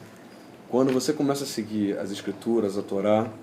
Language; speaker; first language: Portuguese; native; Portuguese